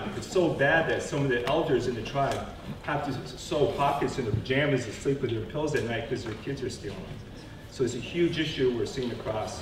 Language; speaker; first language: English; native; English